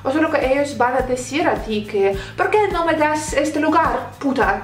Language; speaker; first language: Spanish; non-native, learner; Russian